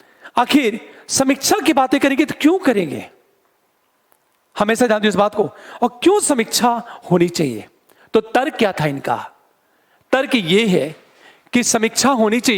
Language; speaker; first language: Hindi; native; Hindi